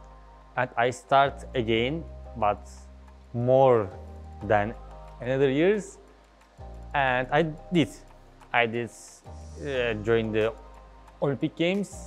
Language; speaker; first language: English; non-native, learner; Turkish